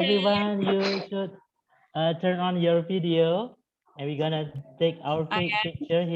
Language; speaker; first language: English; non-native, fluent; Indonesian